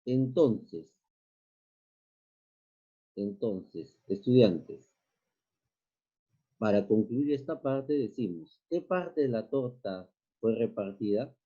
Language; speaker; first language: Spanish; native; Spanish